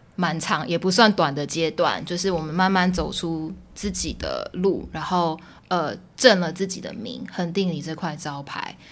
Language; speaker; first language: Chinese; early bilingual, heritage; Chinese